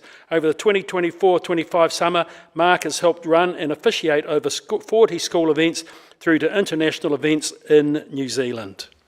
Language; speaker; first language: English; native; English